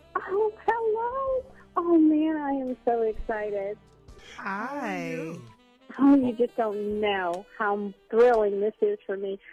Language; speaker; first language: English; native; English